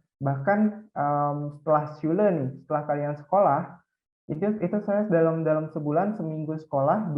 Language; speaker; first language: Indonesian; native; Indonesian